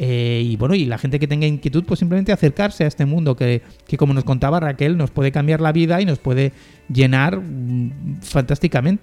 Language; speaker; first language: Spanish; native; Spanish